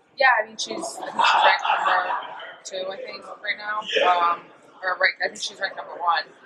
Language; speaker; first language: English; native; English